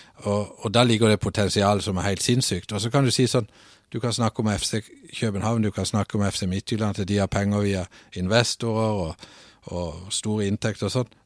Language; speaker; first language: Norwegian; native; Norwegian